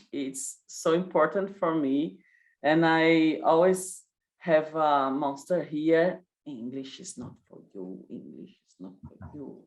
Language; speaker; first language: English; non-native, learner; Portuguese